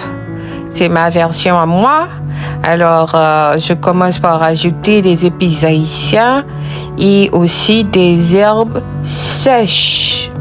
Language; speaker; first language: French; non-native, local second language; Haitian Creole